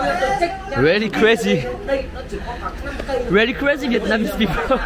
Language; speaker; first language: English; non-native, learner; French